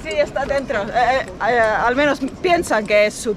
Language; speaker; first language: Spanish; non-native, fluent; Estonian